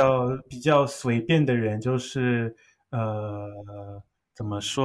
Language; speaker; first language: Chinese; non-native, fluent; English